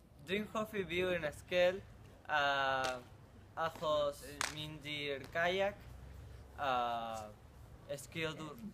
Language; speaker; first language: Welsh; non-native, learner; Spanish